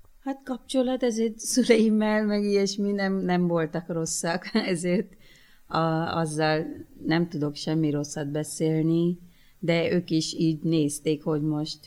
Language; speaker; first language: Hungarian; early bilingual, other home language; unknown